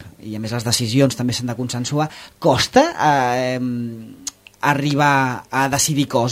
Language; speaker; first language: Catalan; native; Catalan